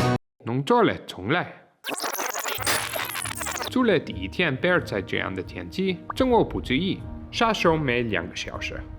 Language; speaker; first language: Chinese; native; Chinese